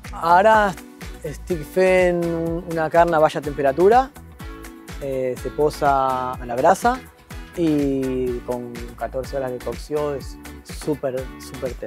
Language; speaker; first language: Catalan; non-native, fluent; Spanish